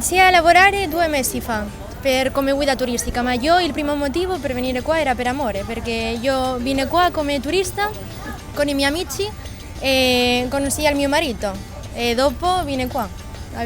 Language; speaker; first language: Italian; non-native, learner; Spanish